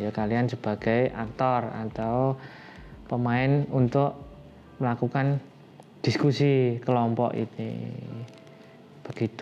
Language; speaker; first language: Indonesian; non-native, local second language; Javanese